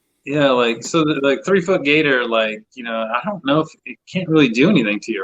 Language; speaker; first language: English; native; English